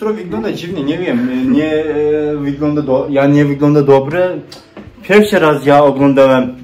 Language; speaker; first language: Polish; non-native, learner; Turkish